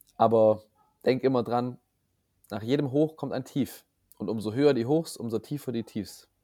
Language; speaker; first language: German; native; German